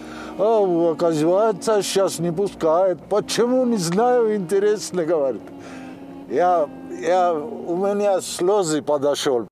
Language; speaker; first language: Russian; non-native, local second language; Georgian